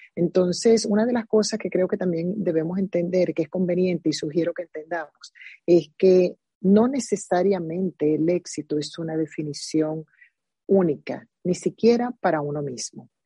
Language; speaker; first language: Spanish; native; Spanish